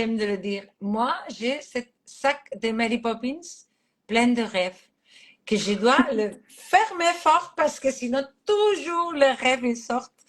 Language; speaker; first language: French; non-native, fluent; Catalan